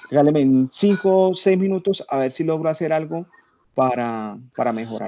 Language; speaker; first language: Spanish; native; Spanish